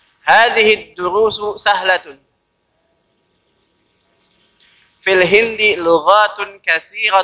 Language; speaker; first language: Arabic; non-native, fluent; Indonesian